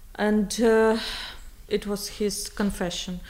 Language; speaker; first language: English; non-native, learner; Ukrainian